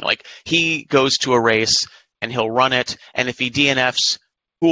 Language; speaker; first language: English; native; English